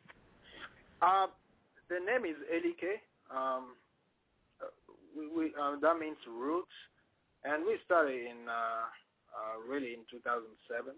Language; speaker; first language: English; non-native, fluent; Ewe